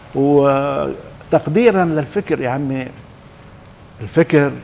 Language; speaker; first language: Arabic; native; Arabic